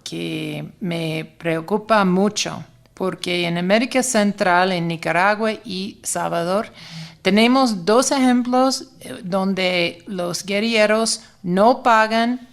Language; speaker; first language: Spanish; non-native, fluent; English